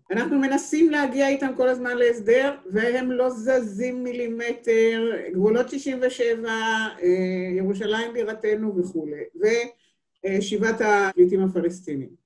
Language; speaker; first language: Hebrew; native; Hebrew